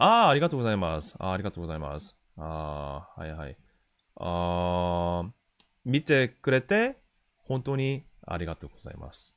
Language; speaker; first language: Japanese; non-native, learner; English